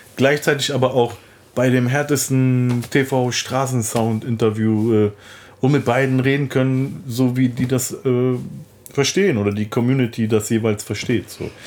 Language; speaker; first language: German; early bilingual, other home language; Turkish